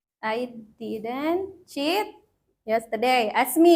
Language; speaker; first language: English; non-native, fluent; Indonesian